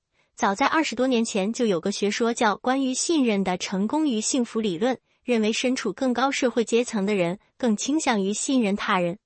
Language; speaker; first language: Chinese; native; Chinese